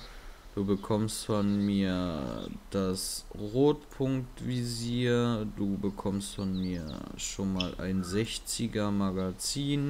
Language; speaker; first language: German; native; German